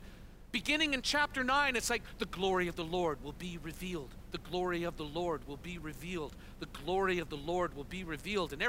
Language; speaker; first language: English; native; English